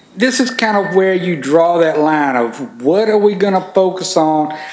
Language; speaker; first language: English; native; English